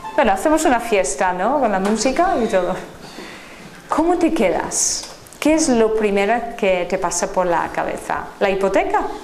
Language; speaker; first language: Spanish; non-native, fluent; English